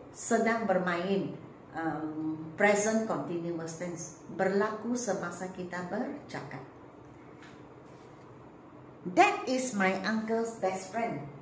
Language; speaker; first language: English; non-native, local second language; Malay